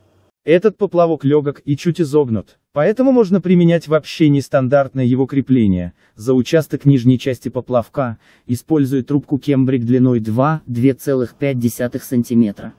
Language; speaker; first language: Russian; native; Russian